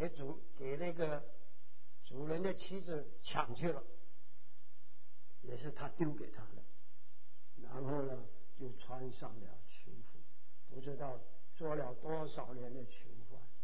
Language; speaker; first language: Chinese; native; Chinese